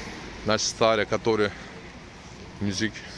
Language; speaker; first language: Russian; non-native, learner; Turkish